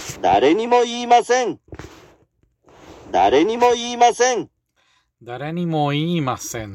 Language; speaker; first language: Japanese; non-native, learner; English